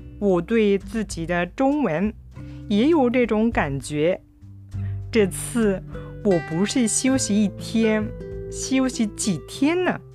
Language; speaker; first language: Chinese; non-native, fluent; Japanese